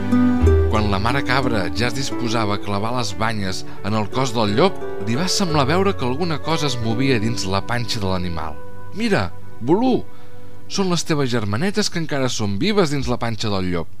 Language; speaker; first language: Catalan; native; Catalan